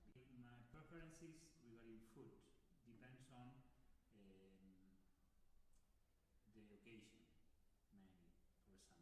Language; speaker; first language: English; non-native, learner; Spanish